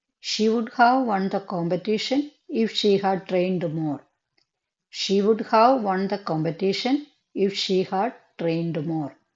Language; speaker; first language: English; non-native, local second language; Malayalam